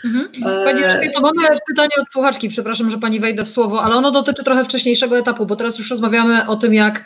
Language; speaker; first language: Polish; native; Polish